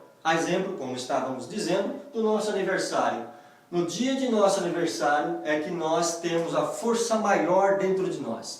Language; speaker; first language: Portuguese; native; Portuguese